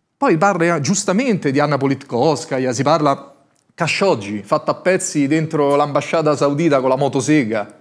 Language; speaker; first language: Italian; native; Italian